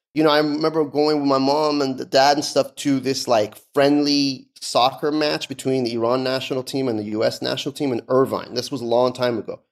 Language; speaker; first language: English; early bilingual, other home language; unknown